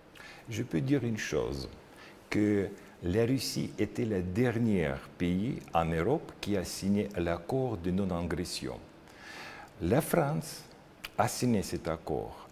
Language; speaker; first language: French; non-native, learner; Russian